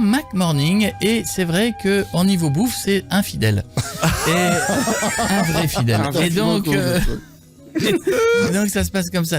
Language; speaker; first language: French; native; French